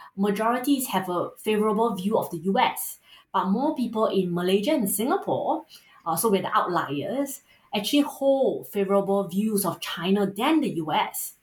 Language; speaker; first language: English; native; English